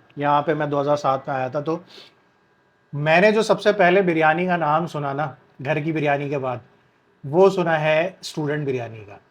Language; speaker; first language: Urdu; native; Urdu